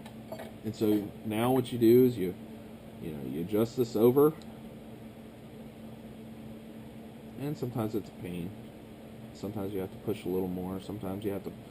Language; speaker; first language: English; native; English